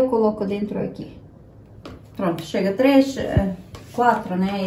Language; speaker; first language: Portuguese; non-native, fluent; Ukrainian